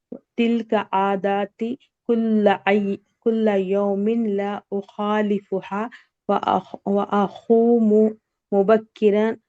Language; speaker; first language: Arabic; non-native, learner; Urdu